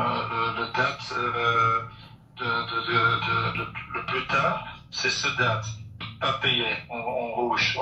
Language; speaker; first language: French; non-native, local second language; Dutch